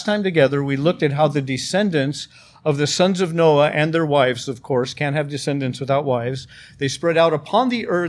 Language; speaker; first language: English; native; English